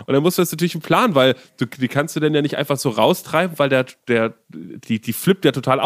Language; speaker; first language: German; native; German